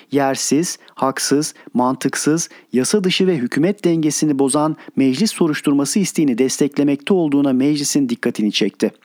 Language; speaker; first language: Turkish; native; Turkish